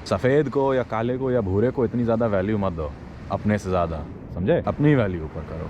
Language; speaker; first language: Hindi; native; Hindi